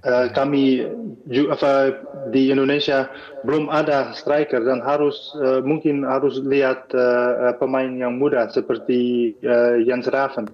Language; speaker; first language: Indonesian; non-native, fluent; Dutch